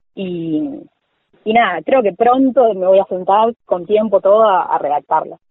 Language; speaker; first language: Spanish; native; Spanish